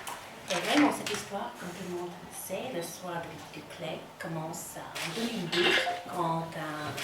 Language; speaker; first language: French; non-native, fluent; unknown